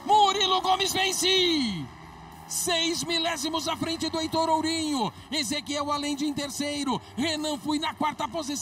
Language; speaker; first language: Portuguese; native; Portuguese